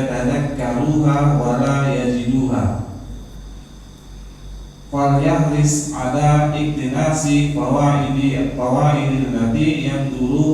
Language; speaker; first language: Arabic; non-native, learner; Indonesian